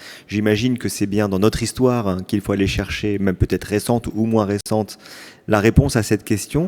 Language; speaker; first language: French; native; French